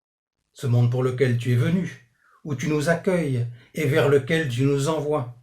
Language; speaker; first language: French; native; French